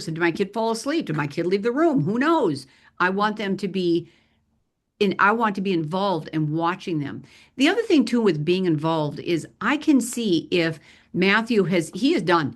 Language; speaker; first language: English; native; English